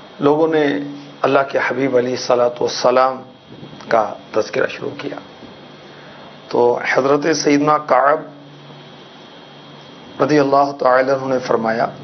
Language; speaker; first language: Urdu; native; Urdu